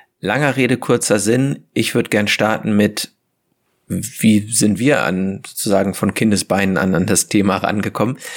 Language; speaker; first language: German; native; German